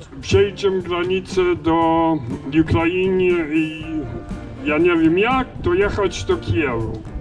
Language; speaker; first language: Polish; non-native, learner; English